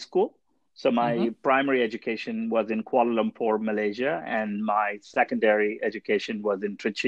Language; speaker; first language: English; non-native, local second language; Tamil